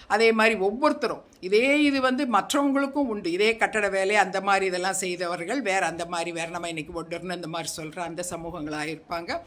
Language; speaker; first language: Tamil; non-native, local second language; Telugu